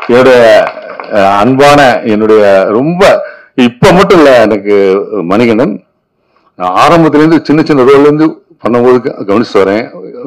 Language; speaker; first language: Tamil; native; Tamil